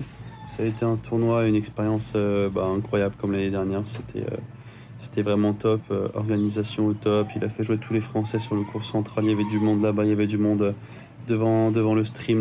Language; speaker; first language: French; native; French